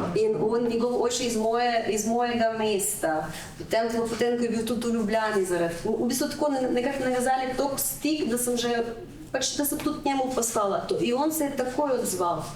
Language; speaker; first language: Slovenian; non-native, fluent; Ukrainian